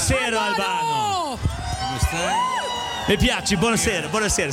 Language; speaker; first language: Italian; non-native, learner; German